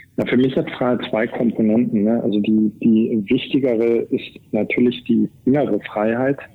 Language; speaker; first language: German; native; German